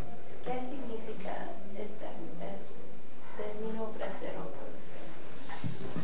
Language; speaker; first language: Spanish; early bilingual, heritage; Spanish